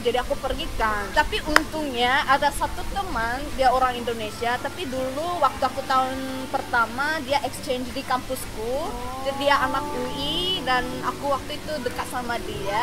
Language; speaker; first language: Indonesian; non-native, fluent; Korean